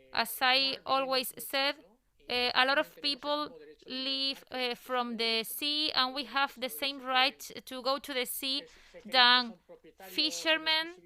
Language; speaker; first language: English; non-native, fluent; Spanish